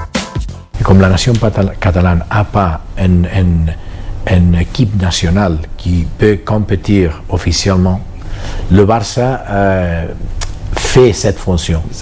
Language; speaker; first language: French; non-native, fluent; Catalan